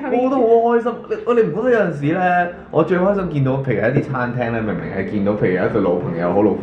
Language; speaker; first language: Chinese; native; Chinese